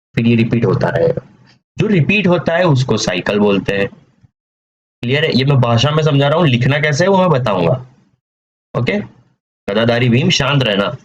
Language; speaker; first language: Hindi; non-native, local second language; Gujarati